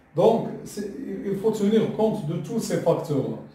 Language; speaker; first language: French; non-native, local second language; Arabic